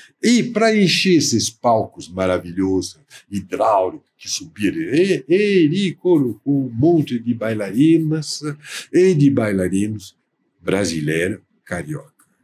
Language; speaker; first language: Portuguese; non-native, fluent; French